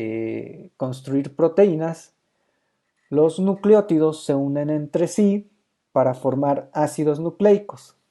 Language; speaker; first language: Spanish; native; Spanish